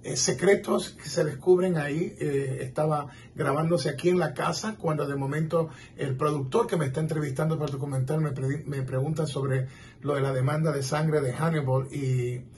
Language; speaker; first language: Spanish; native; Spanish